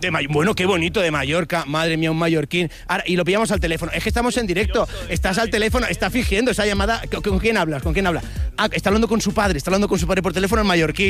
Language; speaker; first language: Spanish; native; Spanish